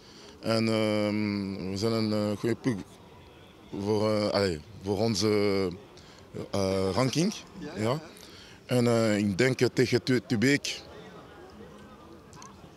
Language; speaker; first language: Dutch; non-native, learner; French